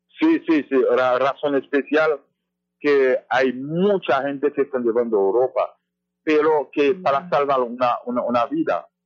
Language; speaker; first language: Spanish; non-native, fluent; Haitian Creole